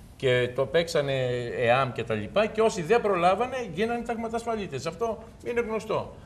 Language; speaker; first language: Greek; native; Greek